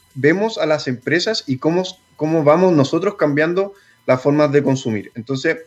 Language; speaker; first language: Spanish; native; Spanish